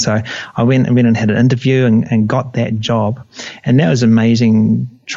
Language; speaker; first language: English; native; English